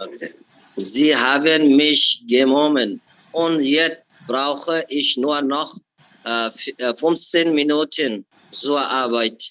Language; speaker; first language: German; non-native, learner; Bangla